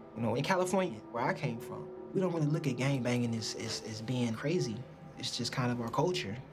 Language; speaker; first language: English; native; English